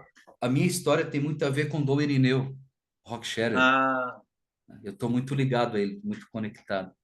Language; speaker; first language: Portuguese; non-native, fluent; Spanish